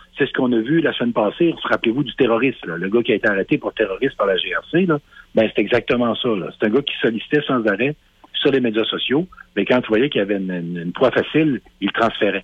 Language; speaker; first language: French; native; French